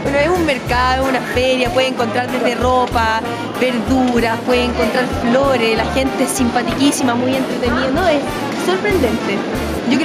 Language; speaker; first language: Spanish; native; Spanish